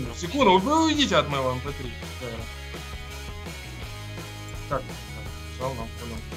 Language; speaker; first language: Russian; native; Russian